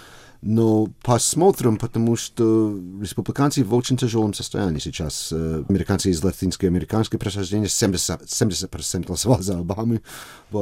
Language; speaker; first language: Russian; non-native, fluent; English